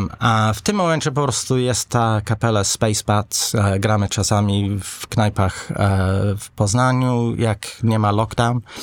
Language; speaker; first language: Polish; non-native, fluent; English